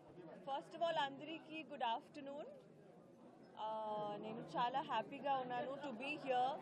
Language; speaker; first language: Telugu; non-native, local second language; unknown